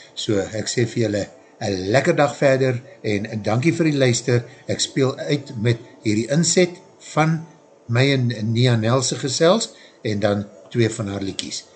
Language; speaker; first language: Afrikaans; native; Afrikaans